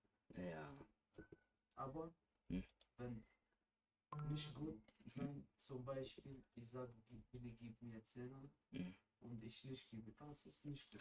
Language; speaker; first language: German; non-native, learner; Swahili